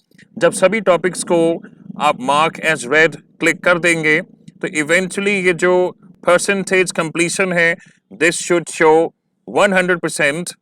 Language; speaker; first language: Hindi; native; Hindi